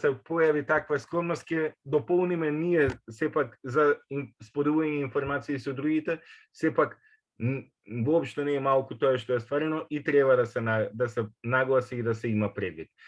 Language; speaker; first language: Macedonian; native; Macedonian